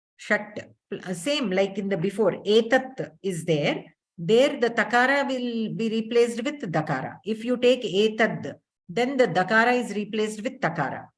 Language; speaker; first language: English; non-native, local second language; Telugu